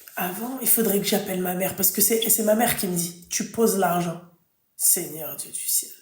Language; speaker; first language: French; early bilingual, other home language; Arabic